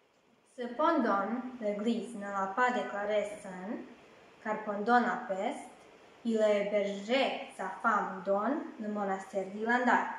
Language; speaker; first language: French; non-native, learner; Serbian